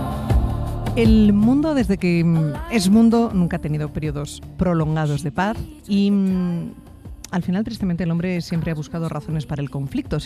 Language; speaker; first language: Spanish; native; Spanish